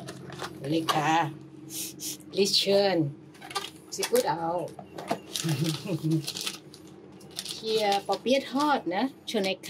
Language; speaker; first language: German; non-native, learner; Thai